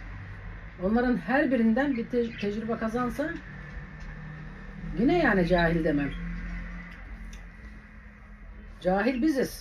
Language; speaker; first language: Turkish; native; Turkish